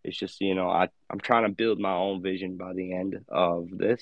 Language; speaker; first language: English; native; English